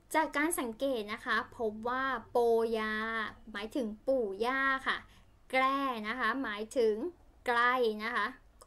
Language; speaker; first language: Thai; native; Thai